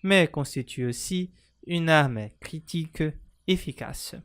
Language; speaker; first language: French; non-native, fluent; Portuguese